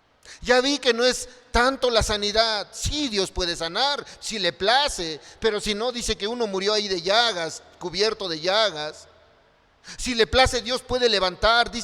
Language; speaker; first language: Spanish; native; Spanish